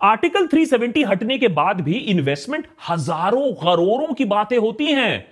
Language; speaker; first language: Hindi; native; Hindi